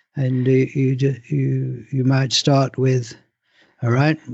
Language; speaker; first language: English; native; English